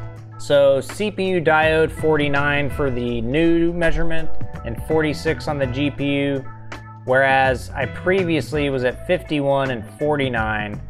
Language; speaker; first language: English; native; English